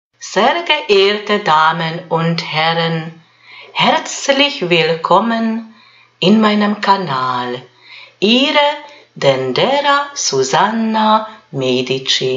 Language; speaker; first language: German; non-native, fluent; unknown